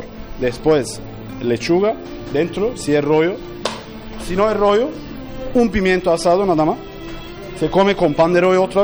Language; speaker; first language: Spanish; non-native, learner; Turkish